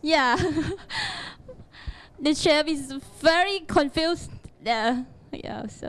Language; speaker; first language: English; non-native, learner; Thai